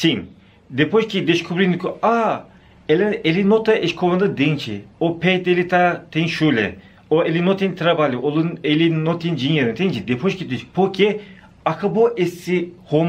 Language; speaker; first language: Portuguese; non-native, learner; Turkish